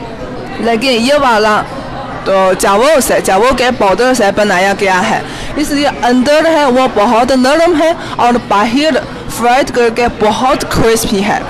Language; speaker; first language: Hindi; non-native, fluent; Chinese